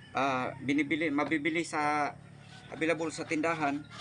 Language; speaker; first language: Filipino; non-native, local second language; Cebuano